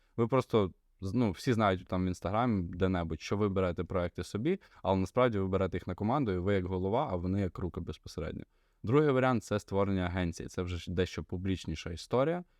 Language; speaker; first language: Ukrainian; non-native, local second language; Russian